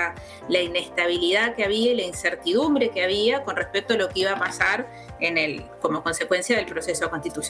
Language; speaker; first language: Spanish; native; Spanish